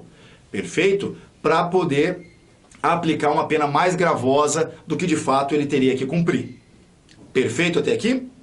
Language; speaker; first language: Portuguese; native; Portuguese